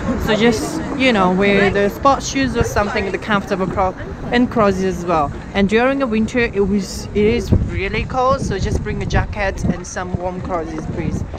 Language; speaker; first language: English; non-native, fluent; Japanese